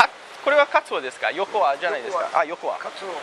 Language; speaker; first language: Japanese; non-native, fluent; English